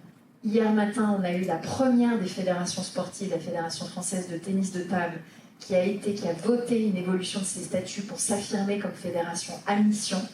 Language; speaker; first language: French; native; French